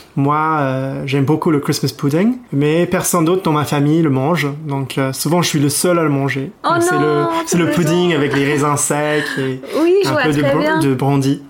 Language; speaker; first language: French; non-native, fluent; English